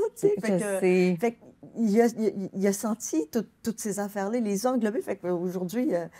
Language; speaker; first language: French; native; French